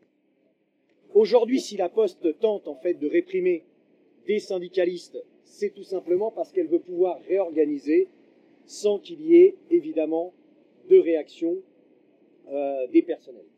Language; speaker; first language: French; native; French